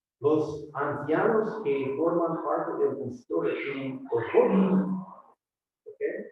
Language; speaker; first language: Spanish; non-native, fluent; English